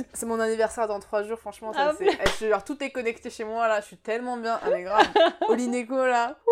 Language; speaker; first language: French; early bilingual, other home language; Japanese